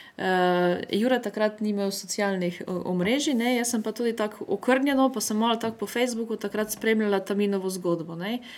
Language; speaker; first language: Slovenian; native; Slovenian